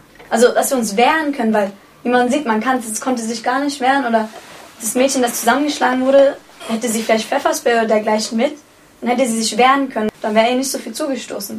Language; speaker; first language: German; early bilingual, other home language; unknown